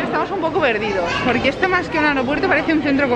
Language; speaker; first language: Spanish; native; Spanish